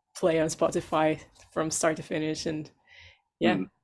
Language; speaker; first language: English; non-native, fluent; Portuguese